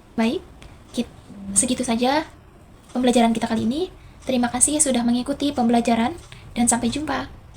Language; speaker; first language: Indonesian; native; Indonesian